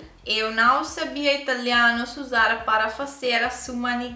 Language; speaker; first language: Portuguese; non-native, learner; Italian